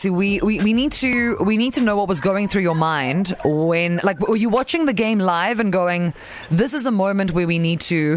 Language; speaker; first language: English; native; English